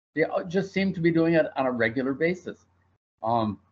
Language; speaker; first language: English; native; English